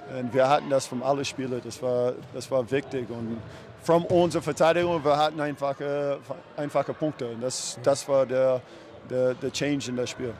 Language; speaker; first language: German; non-native, learner; English